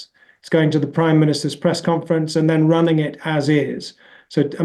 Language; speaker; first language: English; native; English